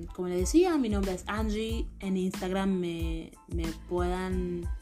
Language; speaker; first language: Spanish; non-native, fluent; Haitian Creole